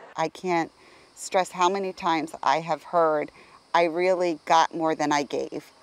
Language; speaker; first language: English; native; English